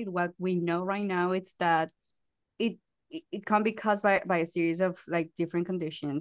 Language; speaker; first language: English; non-native, fluent; Spanish